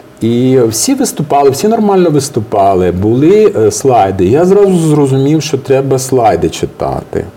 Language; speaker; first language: Ukrainian; native; Ukrainian